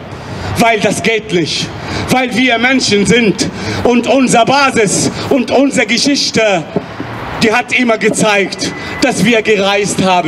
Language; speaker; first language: German; non-native, fluent; Arabic